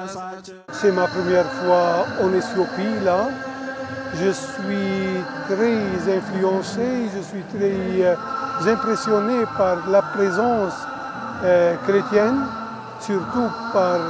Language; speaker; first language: French; non-native, local second language; Arabic